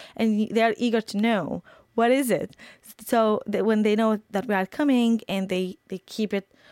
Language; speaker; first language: English; non-native, fluent; Arabic